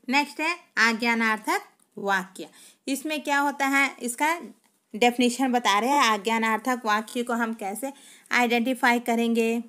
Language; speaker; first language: Hindi; non-native, local second language; Telugu